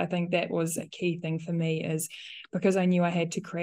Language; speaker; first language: English; non-native, local second language; Afrikaans